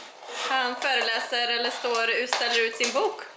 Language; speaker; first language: Swedish; native; Swedish